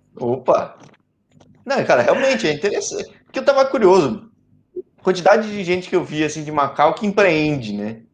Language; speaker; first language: Portuguese; native; Portuguese